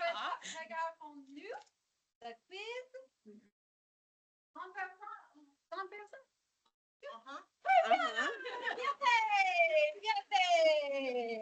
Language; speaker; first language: French; non-native, learner; English